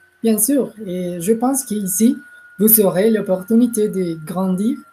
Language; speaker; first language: French; non-native, learner; Spanish